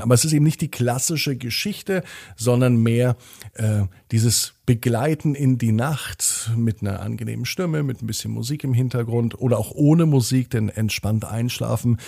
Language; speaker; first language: German; native; German